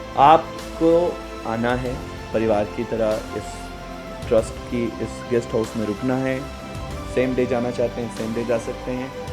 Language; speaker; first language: Hindi; native; Hindi